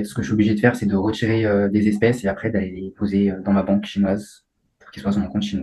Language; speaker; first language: French; native; French